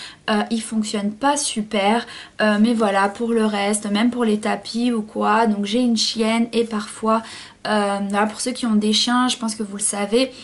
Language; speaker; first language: French; native; French